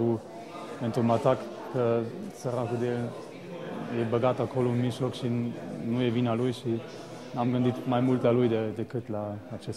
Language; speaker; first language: Romanian; early bilingual, heritage; Romanian